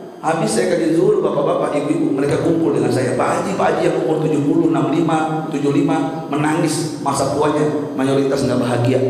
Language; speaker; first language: Indonesian; native; Indonesian